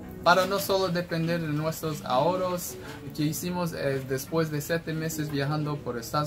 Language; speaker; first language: Spanish; non-native, fluent; English